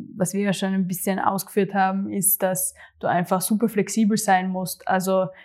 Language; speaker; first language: German; native; German